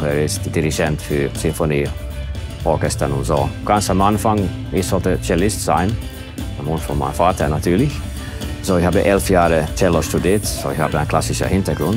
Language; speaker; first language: German; non-native, fluent; Finnish